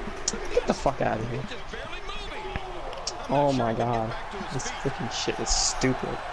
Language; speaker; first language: English; native; English